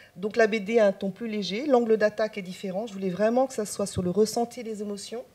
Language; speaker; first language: French; non-native, local second language; Chinese